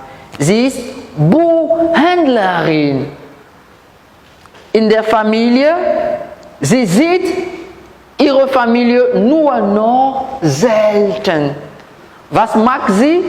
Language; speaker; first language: German; non-native, learner; French